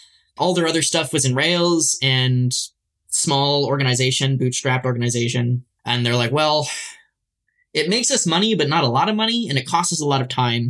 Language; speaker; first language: English; native; English